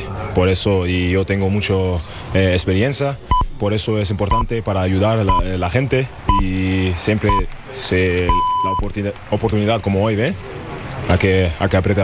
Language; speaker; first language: Spanish; non-native, learner; German